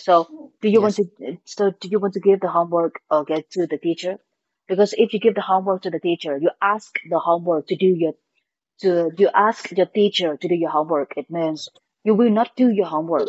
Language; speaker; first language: English; non-native, fluent; Vietnamese